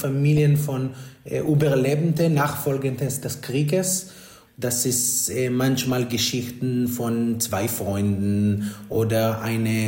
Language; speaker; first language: German; non-native, fluent; Hebrew